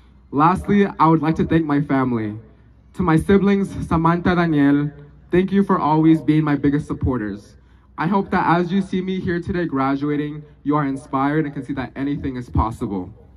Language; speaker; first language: English; early bilingual, other home language; Spanish